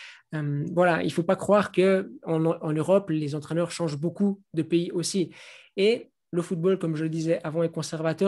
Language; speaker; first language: French; native; French